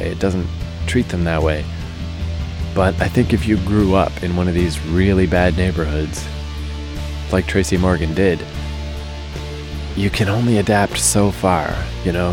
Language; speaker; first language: English; native; English